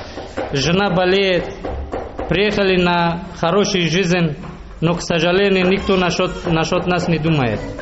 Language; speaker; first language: Russian; early bilingual, other home language; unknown